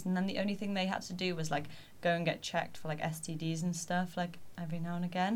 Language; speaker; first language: English; native; English